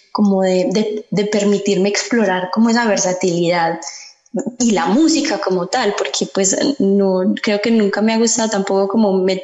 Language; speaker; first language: Spanish; early bilingual, heritage; Spanish